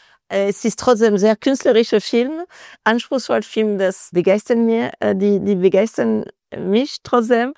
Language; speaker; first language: German; non-native, fluent; French